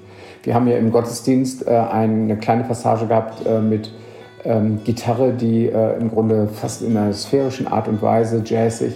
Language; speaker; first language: German; native; German